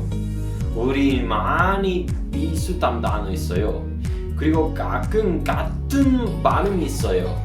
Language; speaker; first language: Korean; non-native, learner; Spanish